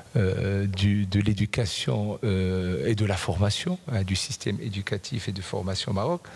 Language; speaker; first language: French; non-native, local second language; Arabic